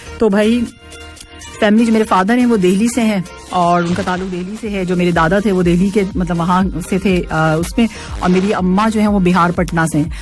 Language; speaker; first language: Urdu; native; Urdu